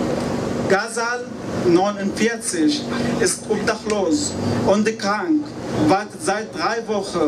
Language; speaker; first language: German; non-native, learner; Arabic